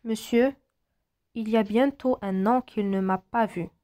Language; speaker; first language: French; non-native, local second language; Arabic